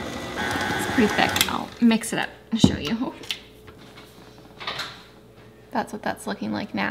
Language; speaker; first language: English; native; English